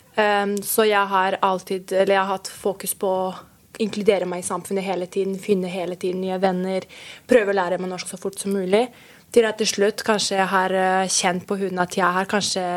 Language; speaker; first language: Norwegian; non-native, fluent; Serbian